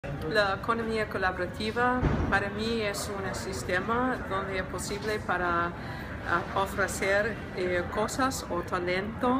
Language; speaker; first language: Spanish; non-native, learner; English